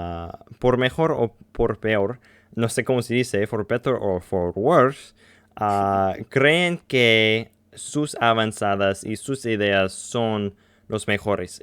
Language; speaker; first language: Spanish; non-native, learner; English